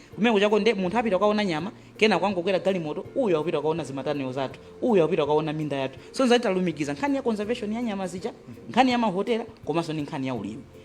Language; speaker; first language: Nyanja; native; Nyanja